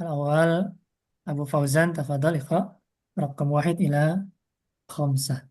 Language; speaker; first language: Arabic; non-native, fluent; Indonesian